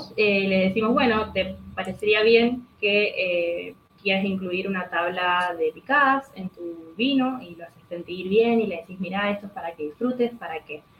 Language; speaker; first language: Spanish; native; Spanish